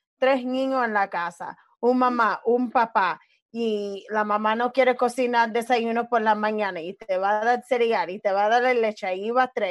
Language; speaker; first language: Spanish; early bilingual, other home language; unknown